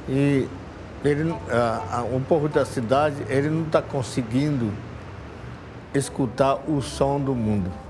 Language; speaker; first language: Portuguese; non-native, local second language; Yanomámi